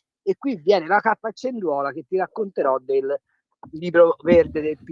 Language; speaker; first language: Italian; native; Italian